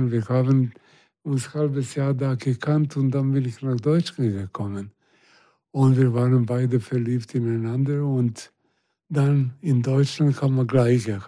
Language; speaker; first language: German; non-native, fluent; Serbian